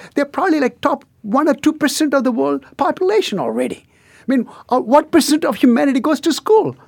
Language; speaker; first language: English; non-native, local second language; Tamil